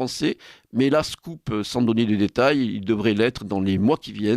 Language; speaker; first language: French; native; French